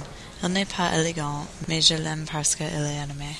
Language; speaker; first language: French; non-native, learner; English